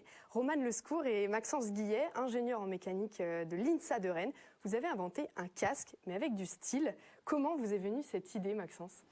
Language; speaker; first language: French; native; French